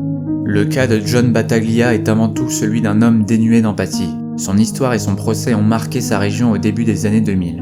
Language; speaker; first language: French; native; French